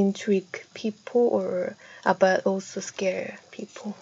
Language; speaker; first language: English; non-native, fluent; Korean